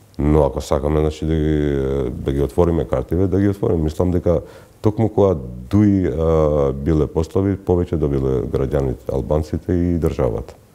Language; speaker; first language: Macedonian; non-native, local second language; Albanian